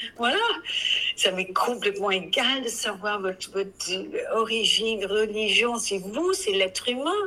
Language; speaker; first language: French; non-native, fluent; English